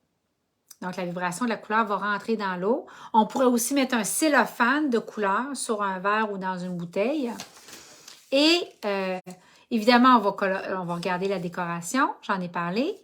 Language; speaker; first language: French; native; French